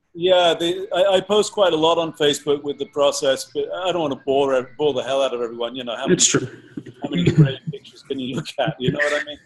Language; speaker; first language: English; native; English